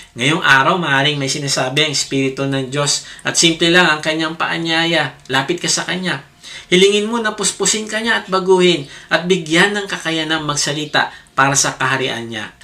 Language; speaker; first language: Filipino; native; Filipino